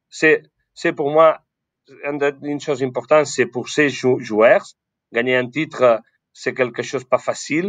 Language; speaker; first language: French; non-native, fluent; Spanish